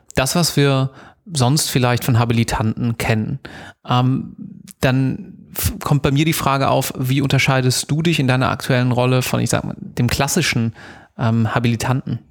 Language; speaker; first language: German; native; German